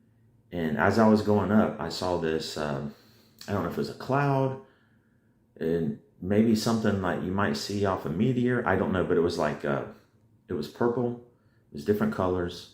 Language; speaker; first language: English; native; English